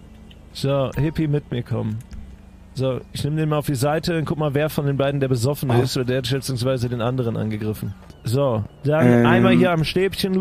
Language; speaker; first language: German; native; German